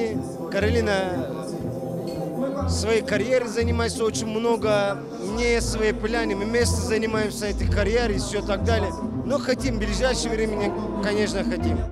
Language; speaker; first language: Russian; non-native, learner; Turkish